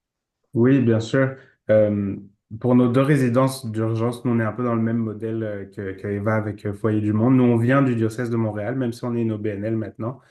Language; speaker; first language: French; native; French